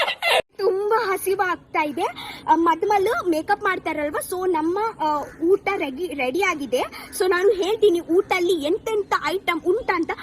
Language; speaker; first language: Kannada; non-native, local second language; Tulu